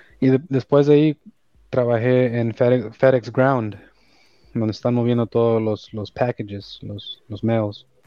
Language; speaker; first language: Spanish; early bilingual, heritage; Spanish